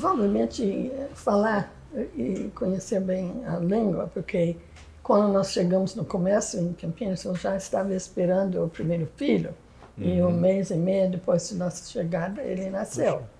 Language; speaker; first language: Portuguese; non-native, fluent; English